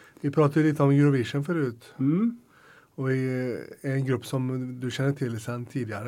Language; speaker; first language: Swedish; native; Swedish